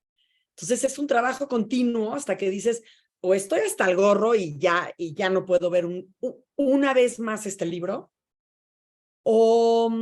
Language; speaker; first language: Spanish; native; Spanish